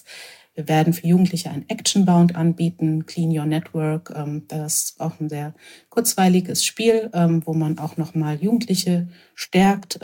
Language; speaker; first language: German; native; German